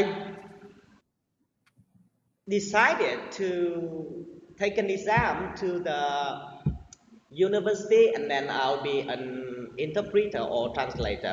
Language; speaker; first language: English; non-native, learner; Vietnamese